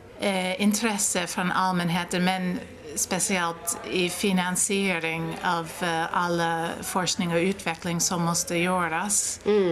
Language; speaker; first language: Swedish; non-native, fluent; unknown